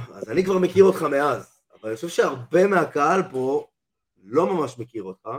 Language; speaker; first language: Hebrew; native; Hebrew